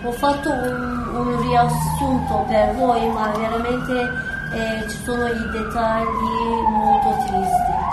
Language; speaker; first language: Italian; non-native, learner; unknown